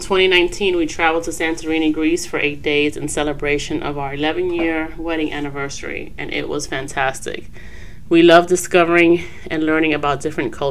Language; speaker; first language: English; native; English